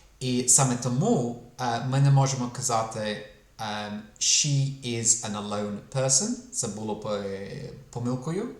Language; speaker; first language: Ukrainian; non-native, fluent; English